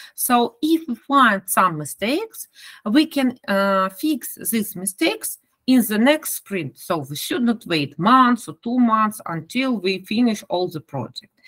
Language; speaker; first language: English; non-native, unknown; Ukrainian